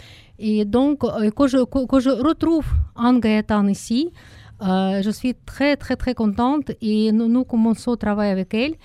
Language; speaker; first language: French; non-native, learner; Russian